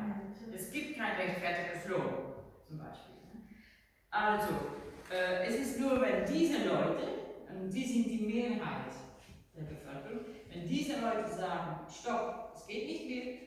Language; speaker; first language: German; non-native, learner; Dutch